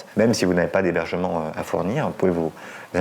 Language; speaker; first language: French; native; French